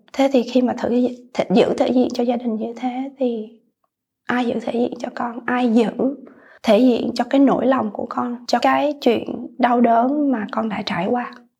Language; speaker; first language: Vietnamese; native; Vietnamese